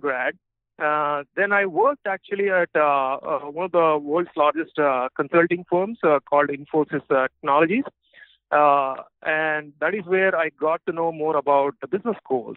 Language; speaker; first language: English; non-native, local second language; Telugu